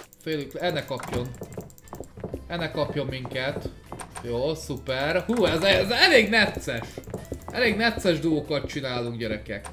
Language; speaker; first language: Hungarian; native; Hungarian